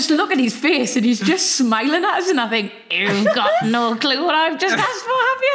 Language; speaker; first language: English; native; English